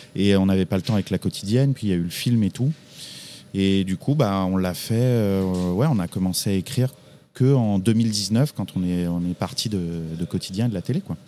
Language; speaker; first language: French; native; French